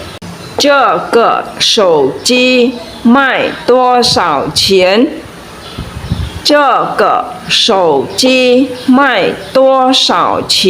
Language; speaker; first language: Chinese; non-native, fluent; Khmer